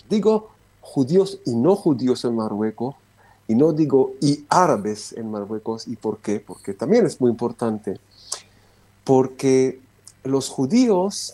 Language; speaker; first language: Spanish; non-native, fluent; Romanian